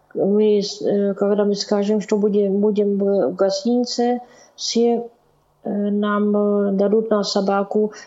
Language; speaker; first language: Russian; non-native, learner; Czech